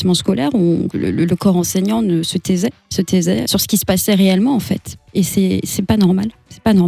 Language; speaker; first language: French; native; French